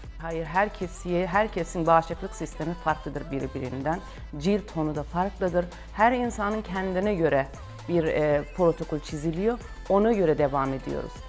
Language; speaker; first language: Turkish; non-native, fluent; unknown